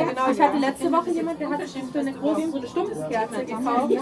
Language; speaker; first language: German; native; German